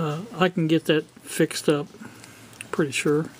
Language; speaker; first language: English; native; English